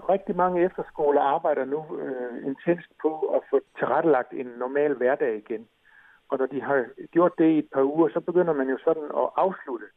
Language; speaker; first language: Danish; native; Danish